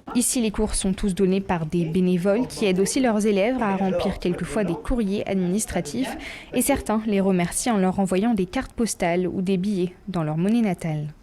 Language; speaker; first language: French; native; French